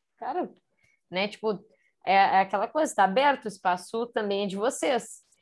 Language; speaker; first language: Portuguese; native; Portuguese